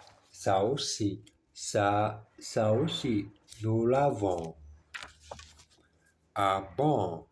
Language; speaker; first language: French; non-native, learner; Portuguese